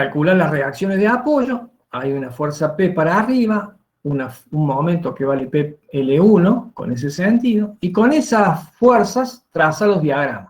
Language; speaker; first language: Spanish; native; Spanish